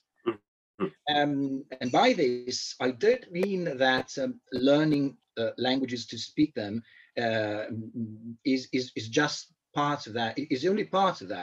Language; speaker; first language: English; non-native, fluent; Italian